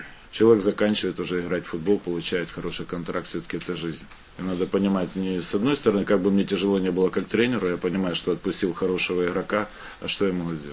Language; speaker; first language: Russian; native; Russian